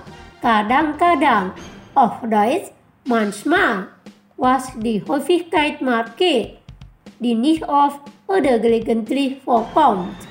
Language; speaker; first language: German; non-native, fluent; Indonesian